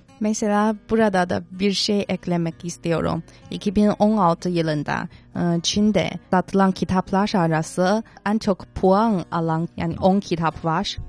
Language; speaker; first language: Turkish; non-native, fluent; Chinese